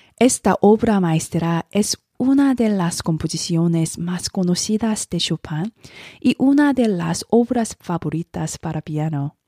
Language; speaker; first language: Spanish; non-native, learner; Korean